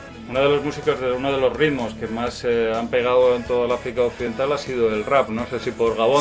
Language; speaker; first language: Spanish; native; Spanish